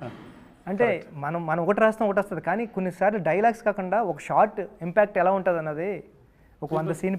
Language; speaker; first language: Telugu; native; Telugu